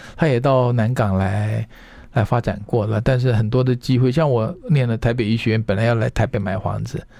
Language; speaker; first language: Chinese; non-native, local second language; Hakka Chinese